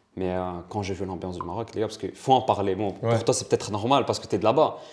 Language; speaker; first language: French; early bilingual, other home language; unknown